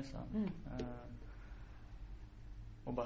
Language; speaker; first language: Japanese; non-native, learner; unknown